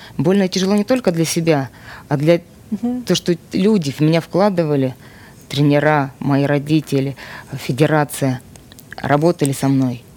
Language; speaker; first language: Russian; native; Russian